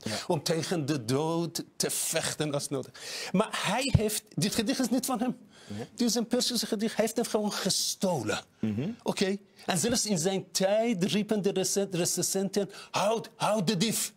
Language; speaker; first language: Dutch; non-native, fluent; Persian